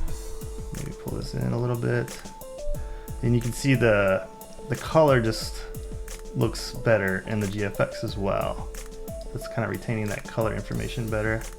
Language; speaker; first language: English; native; English